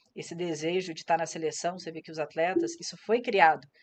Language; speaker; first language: Portuguese; native; Portuguese